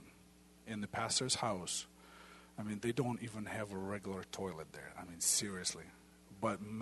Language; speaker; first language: English; non-native, fluent; Ukrainian